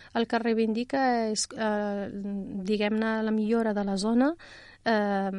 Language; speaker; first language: Catalan; non-native, fluent; Riffian